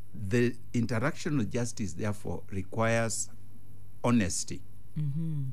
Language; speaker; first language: English; non-native, local second language; Luo (Kenya and Tanzania)